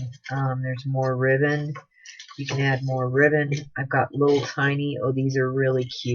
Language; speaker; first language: English; native; English